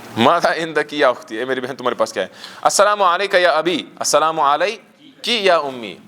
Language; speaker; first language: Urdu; non-native, local second language; Kashmiri